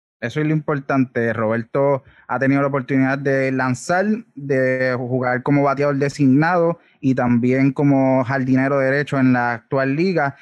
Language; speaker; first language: Spanish; native; Spanish